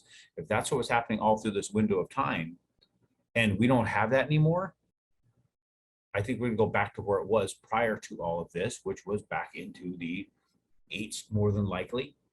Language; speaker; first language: English; native; English